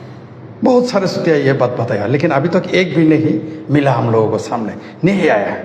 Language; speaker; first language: Hindi; non-native, fluent; Bangla